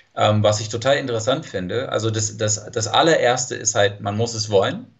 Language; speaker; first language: German; non-native, fluent; English